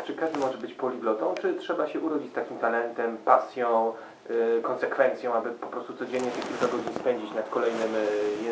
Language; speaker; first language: Polish; native; Polish